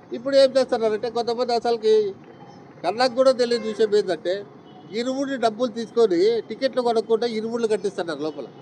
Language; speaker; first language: Telugu; native; Telugu